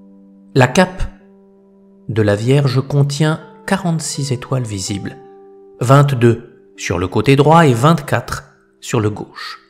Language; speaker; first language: French; native; French